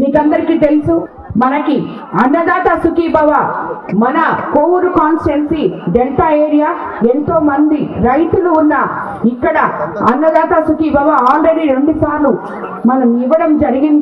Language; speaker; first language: Telugu; native; Telugu